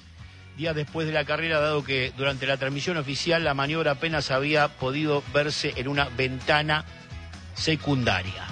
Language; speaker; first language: Spanish; native; Spanish